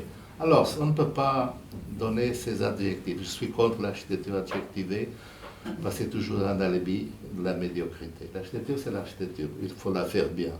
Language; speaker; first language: French; non-native, fluent; Portuguese